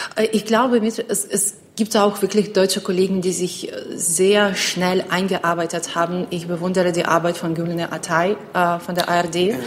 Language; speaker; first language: German; non-native, fluent; Ukrainian